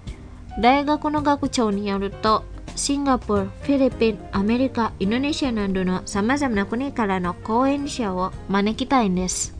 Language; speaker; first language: Japanese; non-native, fluent; Indonesian